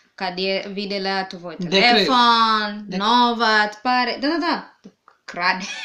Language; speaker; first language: Serbian; non-native, fluent; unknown